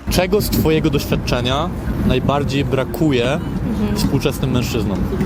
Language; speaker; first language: Polish; native; Polish